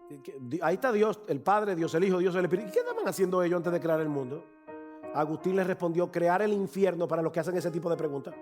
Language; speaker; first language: Spanish; native; Spanish